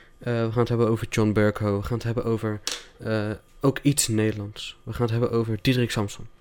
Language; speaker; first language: Dutch; native; Dutch